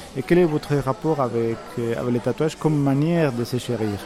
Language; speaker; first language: French; native; French